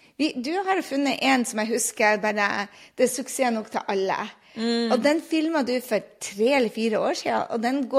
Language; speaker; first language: Norwegian; native; Norwegian